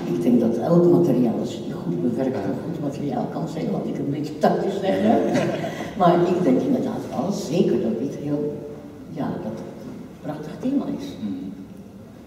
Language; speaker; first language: Dutch; non-native, fluent; Czech